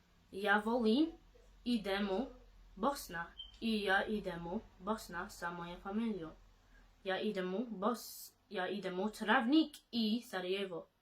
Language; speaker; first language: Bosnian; early bilingual, heritage; Bosnian